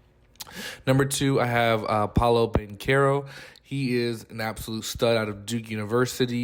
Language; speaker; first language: English; native; English